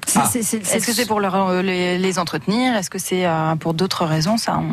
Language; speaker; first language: French; native; French